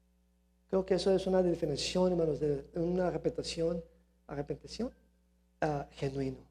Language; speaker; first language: Spanish; early bilingual, heritage; Spanish